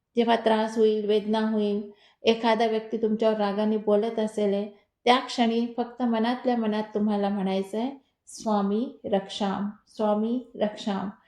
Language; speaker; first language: Marathi; non-native, local second language; Hindi